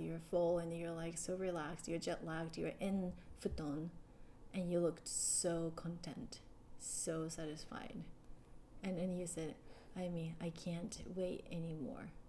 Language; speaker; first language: English; non-native, fluent; Japanese